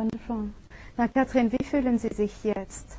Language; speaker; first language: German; non-native, fluent; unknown